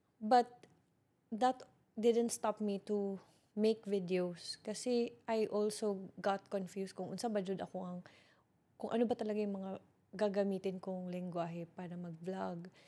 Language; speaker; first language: Filipino; non-native, local second language; English